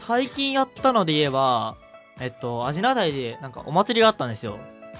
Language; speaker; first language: Japanese; native; Japanese